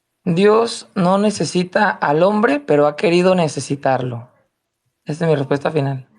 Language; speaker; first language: Spanish; native; Spanish